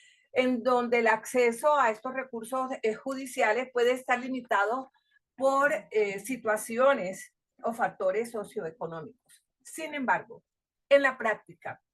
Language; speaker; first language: Spanish; native; Spanish